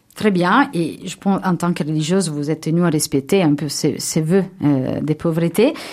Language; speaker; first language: French; non-native, fluent; Italian